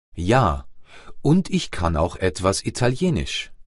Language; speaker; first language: German; native; German